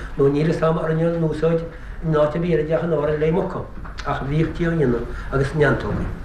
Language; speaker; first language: Irish; native; Irish